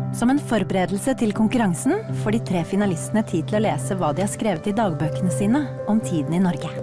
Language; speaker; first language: Norwegian; native; Norwegian